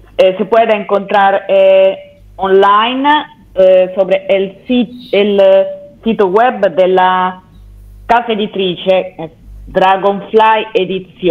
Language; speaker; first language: Spanish; non-native, learner; Italian